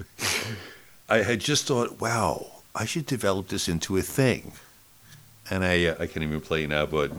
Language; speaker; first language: English; native; English